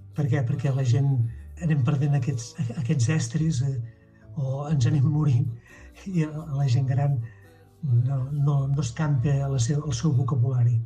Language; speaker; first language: Catalan; native; Catalan